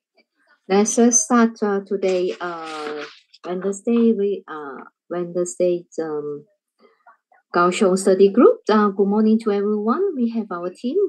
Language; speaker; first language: English; non-native, learner; Chinese